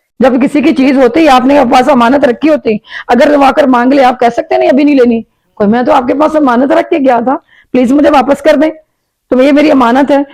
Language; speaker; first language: Urdu; native; Urdu